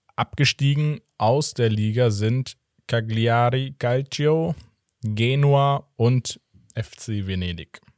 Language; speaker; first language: German; early bilingual, other home language; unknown